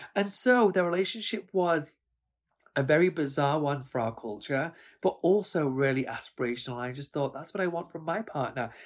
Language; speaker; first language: English; early bilingual, other home language; Urdu